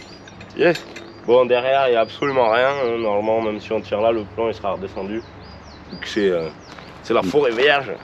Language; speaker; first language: French; native; French